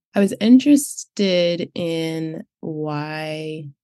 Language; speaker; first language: English; native; English